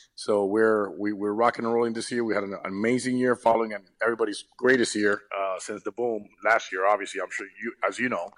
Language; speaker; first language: English; early bilingual, other home language; Spanish